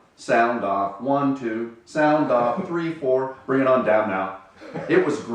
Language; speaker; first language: English; native; English